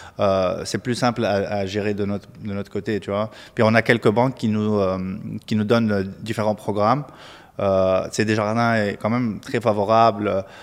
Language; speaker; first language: French; non-native, local second language; Arabic